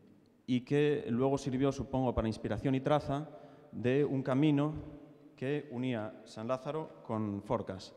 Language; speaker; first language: Spanish; native; Spanish